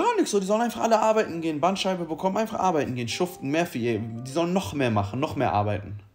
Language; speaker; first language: German; early bilingual, other home language; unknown